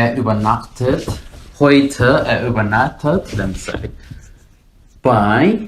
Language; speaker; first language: German; non-native, fluent; Amharic